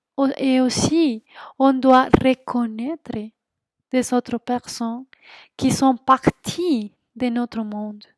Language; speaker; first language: French; non-native, fluent; Spanish